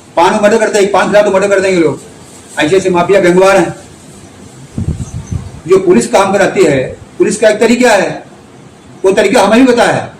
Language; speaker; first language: Hindi; native; Hindi